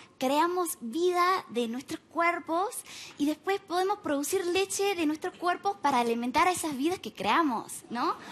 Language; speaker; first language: Spanish; non-native, fluent; English